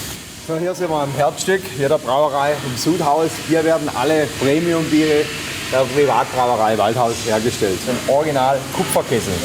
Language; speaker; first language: German; native; German